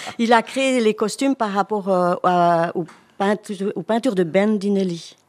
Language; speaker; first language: French; native; French